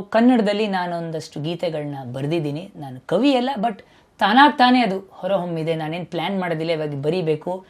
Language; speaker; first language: Kannada; native; Kannada